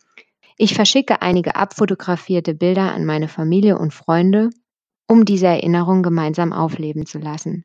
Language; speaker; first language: German; native; German